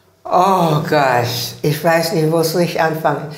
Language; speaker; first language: German; non-native, learner; English